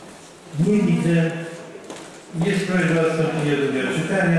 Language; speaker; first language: Polish; native; Polish